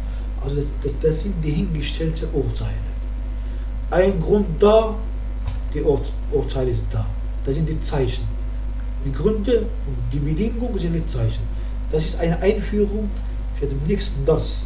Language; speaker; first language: German; non-native, learner; Arabic